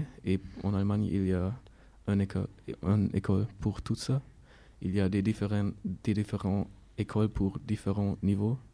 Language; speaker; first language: French; non-native, learner; German